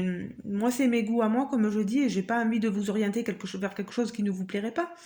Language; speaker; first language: French; native; French